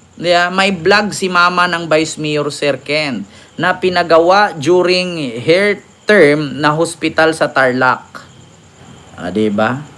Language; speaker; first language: Filipino; native; Filipino